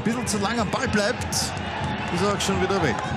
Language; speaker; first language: German; native; German